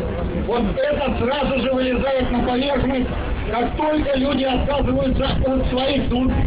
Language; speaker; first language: Russian; native; Russian